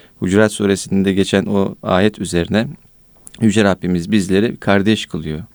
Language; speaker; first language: Turkish; native; Turkish